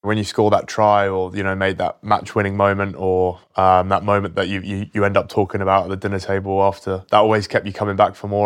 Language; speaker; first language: English; native; English